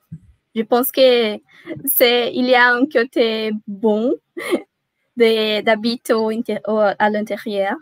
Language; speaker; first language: French; non-native, learner; Portuguese